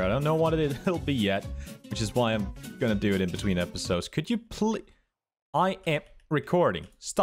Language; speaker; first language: English; native; English